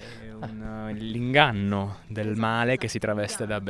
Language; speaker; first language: Italian; native; Italian